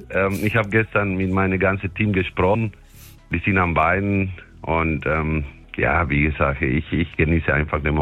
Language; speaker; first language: German; non-native, fluent; Spanish